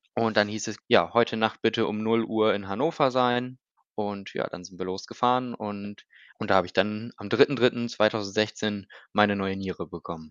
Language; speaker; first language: German; native; German